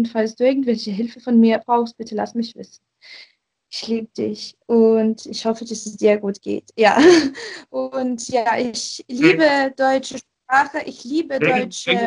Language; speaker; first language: German; non-native, fluent; Ukrainian